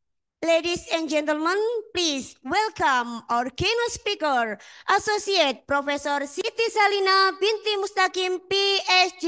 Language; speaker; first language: English; non-native, fluent; Indonesian